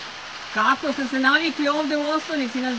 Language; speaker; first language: Croatian; native; Croatian